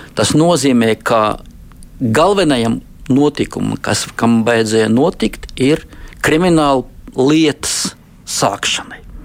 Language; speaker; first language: Latvian; non-native, local second language; Russian